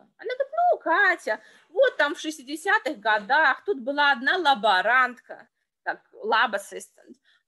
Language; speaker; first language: Russian; native; Russian